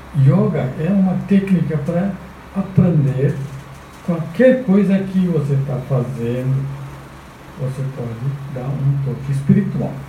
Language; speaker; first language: Portuguese; non-native, fluent; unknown